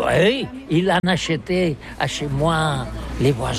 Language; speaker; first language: French; non-native, learner; Catalan